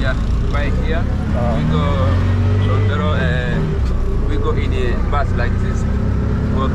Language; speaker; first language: English; non-native, learner; Masai